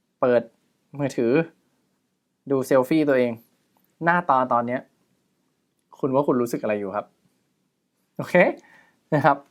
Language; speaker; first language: Thai; native; Thai